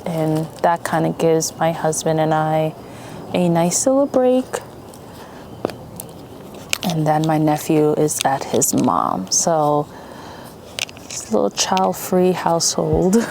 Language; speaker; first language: English; native; English